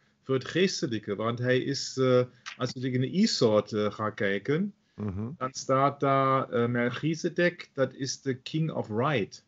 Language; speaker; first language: Dutch; non-native, learner; German